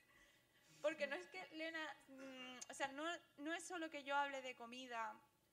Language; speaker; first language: Spanish; early bilingual, other home language; Chinese